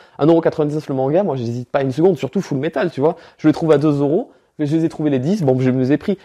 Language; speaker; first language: French; native; French